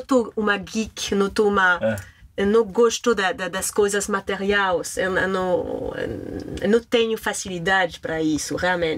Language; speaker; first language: Portuguese; non-native, fluent; French